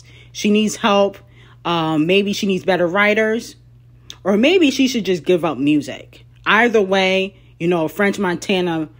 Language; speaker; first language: English; native; English